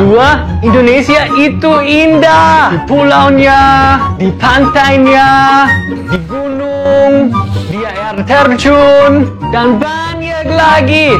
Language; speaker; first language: Indonesian; non-native, fluent; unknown